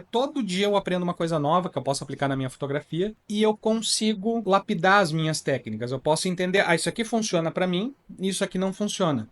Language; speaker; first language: Portuguese; native; Portuguese